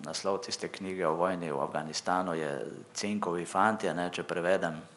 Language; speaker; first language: Slovenian; native; Slovenian